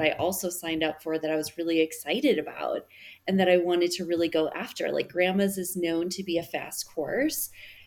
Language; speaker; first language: English; native; English